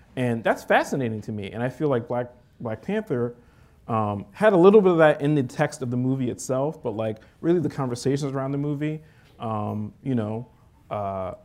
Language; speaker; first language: English; early bilingual, other home language; Haitian Creole